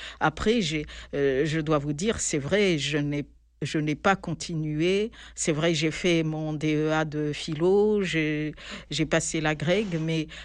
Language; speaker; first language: French; non-native, local second language; Malagasy